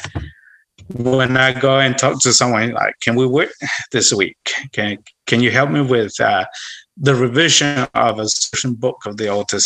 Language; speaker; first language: English; non-native, fluent; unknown